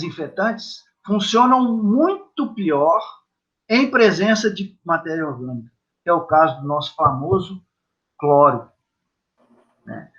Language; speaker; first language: Portuguese; native; Portuguese